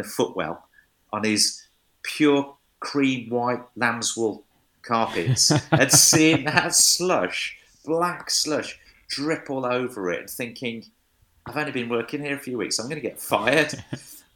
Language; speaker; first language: English; native; English